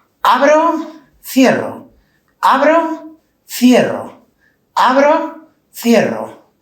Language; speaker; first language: Spanish; native; Spanish